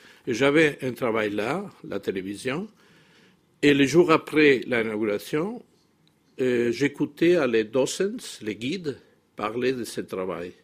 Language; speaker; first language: French; non-native, fluent; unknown